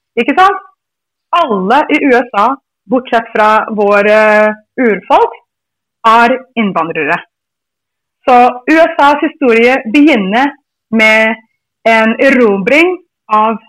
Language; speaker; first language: Norwegian; non-native, fluent; English